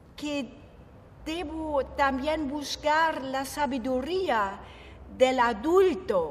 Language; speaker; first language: Spanish; non-native, fluent; German